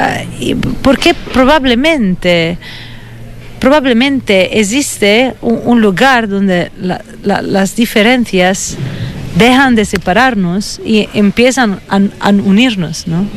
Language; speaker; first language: Spanish; non-native, fluent; Italian